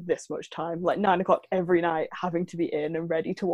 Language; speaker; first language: English; native; English